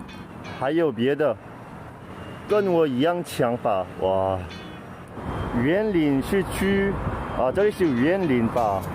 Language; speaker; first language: Chinese; non-native, fluent; Korean